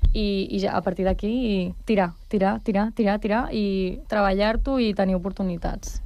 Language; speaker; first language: Catalan; native; Catalan